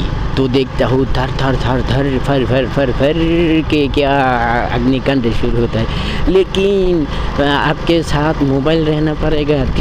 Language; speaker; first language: Hindi; non-native, learner; Bangla